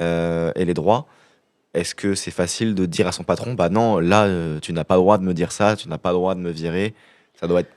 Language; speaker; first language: French; native; French